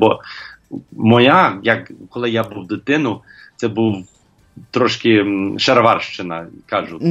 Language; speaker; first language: Ukrainian; non-native, learner; English